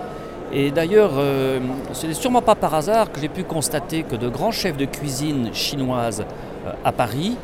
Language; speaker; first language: French; native; French